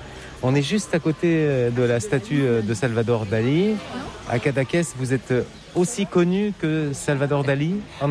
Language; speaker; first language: French; native; French